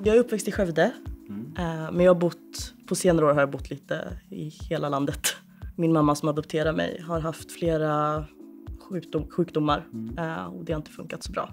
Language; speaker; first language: Swedish; native; Swedish